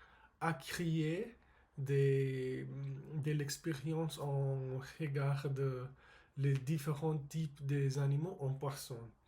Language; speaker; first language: French; non-native, learner; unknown